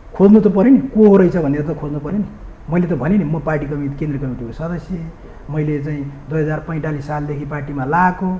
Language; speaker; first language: Nepali; non-native, local second language; Newari